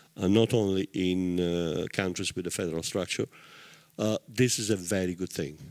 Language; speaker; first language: English; non-native, fluent; Italian